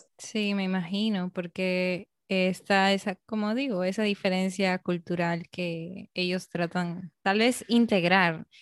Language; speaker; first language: Spanish; native; Spanish